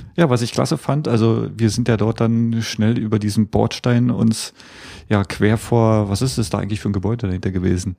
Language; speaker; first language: German; native; German